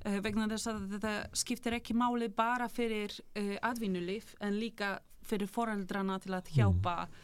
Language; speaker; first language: Icelandic; non-native, fluent; Polish